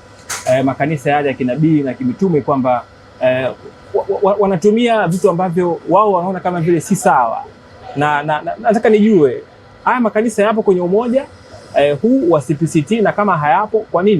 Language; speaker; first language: Swahili; native; Swahili